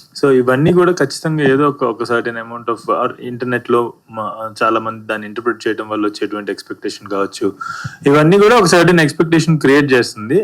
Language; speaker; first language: Telugu; native; Telugu